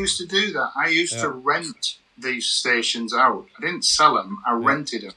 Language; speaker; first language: English; native; English